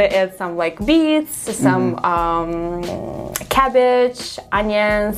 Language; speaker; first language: English; non-native, fluent; Russian